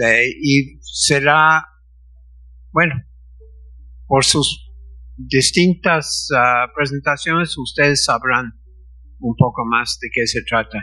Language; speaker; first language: Spanish; non-native, fluent; English